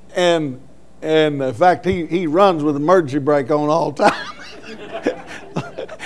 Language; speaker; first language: English; native; English